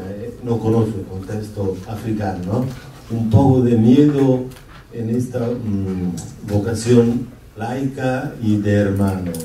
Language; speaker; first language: Spanish; non-native, fluent; Italian